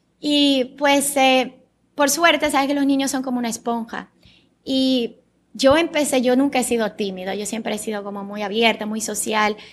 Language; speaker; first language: Spanish; early bilingual, other home language; Bulgarian